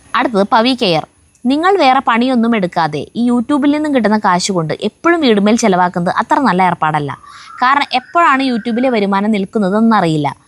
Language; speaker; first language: Malayalam; native; Malayalam